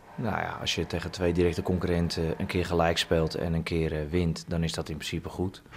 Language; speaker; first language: Dutch; native; Dutch